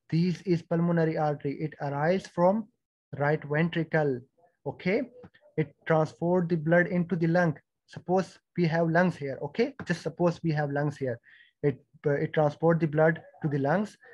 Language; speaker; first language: English; non-native, fluent; Persian